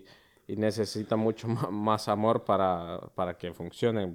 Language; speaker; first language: Spanish; early bilingual, other home language; Finnish